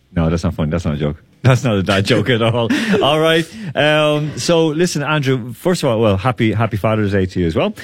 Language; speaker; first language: English; native; English